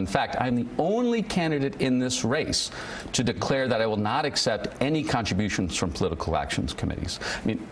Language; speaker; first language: English; native; English